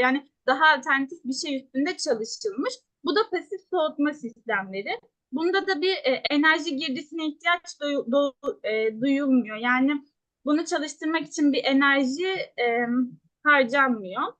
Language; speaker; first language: Turkish; native; Turkish